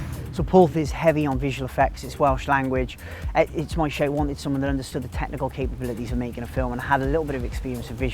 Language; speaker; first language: English; native; English